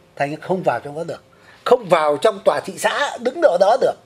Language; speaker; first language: Vietnamese; native; Vietnamese